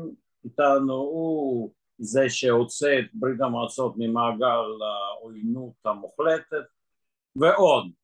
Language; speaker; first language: Hebrew; non-native, fluent; Russian